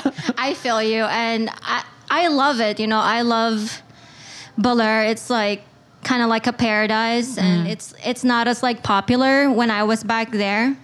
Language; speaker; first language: English; non-native, local second language; Filipino